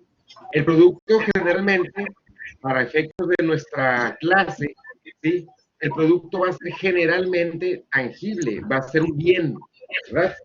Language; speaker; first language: Spanish; native; Spanish